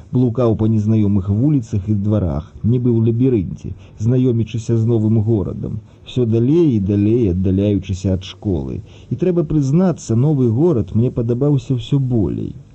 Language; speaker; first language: Belarusian; early bilingual, other home language; Russian